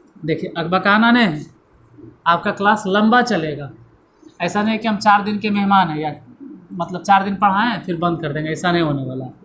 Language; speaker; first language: Hindi; native; Hindi